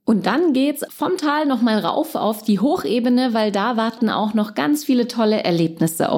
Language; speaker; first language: German; native; German